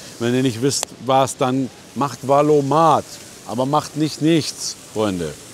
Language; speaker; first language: German; early bilingual, other home language; Persian